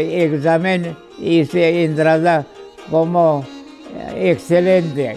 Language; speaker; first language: Spanish; non-native, fluent; Georgian